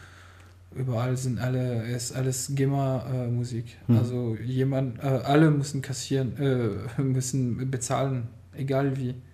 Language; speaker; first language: German; non-native, fluent; French